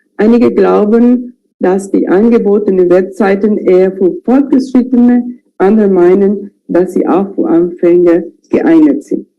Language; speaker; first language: German; non-native, fluent; Spanish